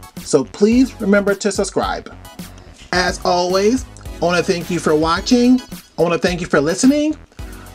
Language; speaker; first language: English; native; English